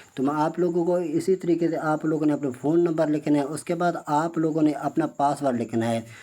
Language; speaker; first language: Urdu; non-native, local second language; Punjabi